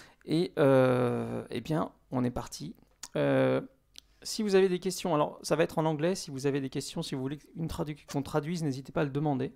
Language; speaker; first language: French; native; French